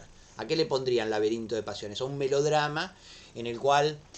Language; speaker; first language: Spanish; native; Spanish